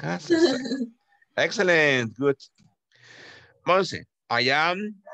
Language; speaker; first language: English; non-native, fluent; Spanish